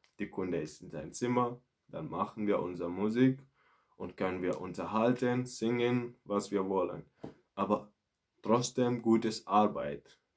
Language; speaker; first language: German; non-native, learner; Mandingo